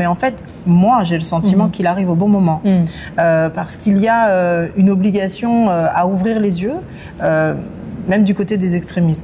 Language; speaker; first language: French; native; French